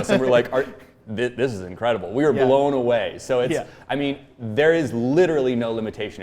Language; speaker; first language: English; native; English